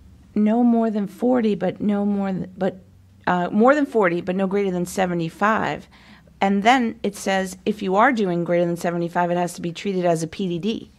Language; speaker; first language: English; native; English